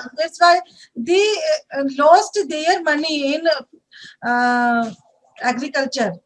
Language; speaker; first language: English; non-native, learner; Hindi